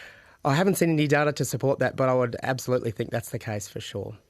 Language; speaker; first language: English; native; English